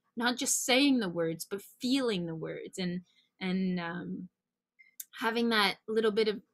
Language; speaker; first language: English; native; English